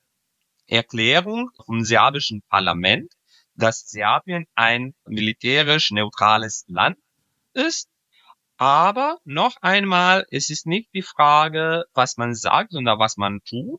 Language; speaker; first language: German; non-native, fluent; Serbian